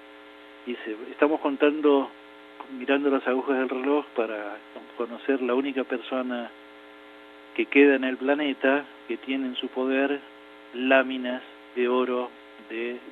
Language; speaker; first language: Spanish; native; Spanish